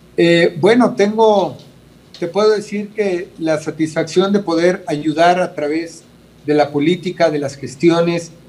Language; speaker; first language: Spanish; native; Spanish